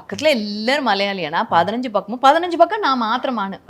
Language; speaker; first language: Malayalam; non-native, learner; Tamil